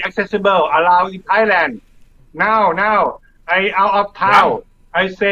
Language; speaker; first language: English; non-native, learner; Thai